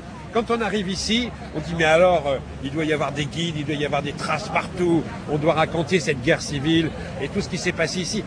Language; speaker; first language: French; native; French